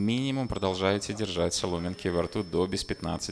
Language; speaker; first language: Russian; native; Russian